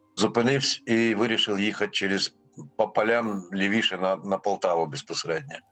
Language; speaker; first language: Ukrainian; non-native, fluent; Armenian